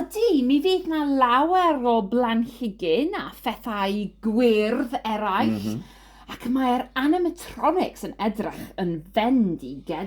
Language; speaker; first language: Welsh; non-native, learner; English